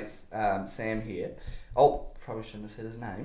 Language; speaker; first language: English; native; English